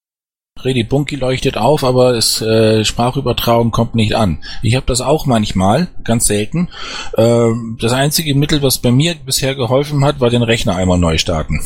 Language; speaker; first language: German; native; German